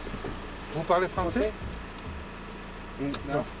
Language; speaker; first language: French; native; French